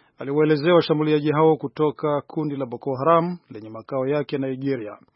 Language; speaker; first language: Swahili; non-native, local second language; Rundi